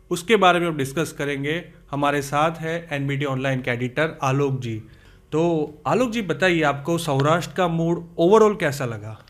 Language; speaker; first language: Hindi; native; Hindi